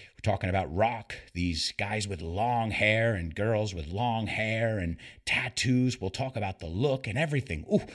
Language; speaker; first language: English; native; English